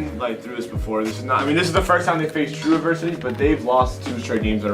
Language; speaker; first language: English; native; English